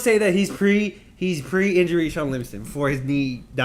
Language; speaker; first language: English; native; English